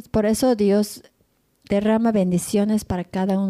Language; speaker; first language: Spanish; non-native, learner; Japanese